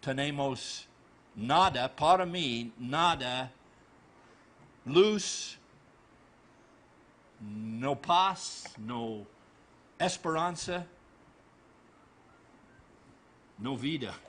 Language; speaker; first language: Spanish; non-native, learner; English